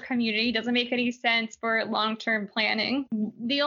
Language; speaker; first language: English; native; English